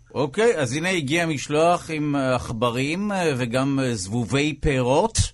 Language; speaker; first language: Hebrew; native; Hebrew